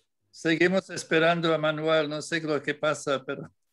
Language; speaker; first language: Spanish; non-native, fluent; English